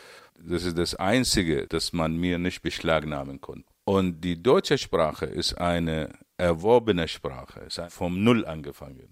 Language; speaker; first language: German; non-native, fluent; Arabic